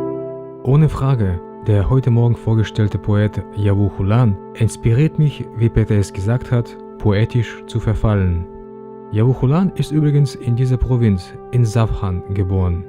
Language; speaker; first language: German; native; German